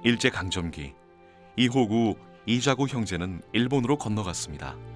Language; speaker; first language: Korean; native; Korean